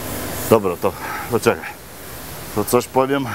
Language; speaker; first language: Polish; non-native, fluent; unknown